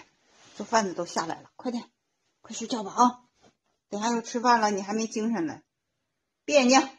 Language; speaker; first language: Chinese; native; Chinese